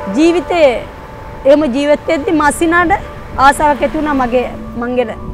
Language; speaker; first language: Sinhala; non-native, local second language; Tamil